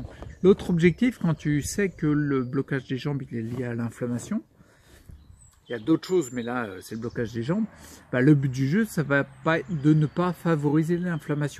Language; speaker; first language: French; native; French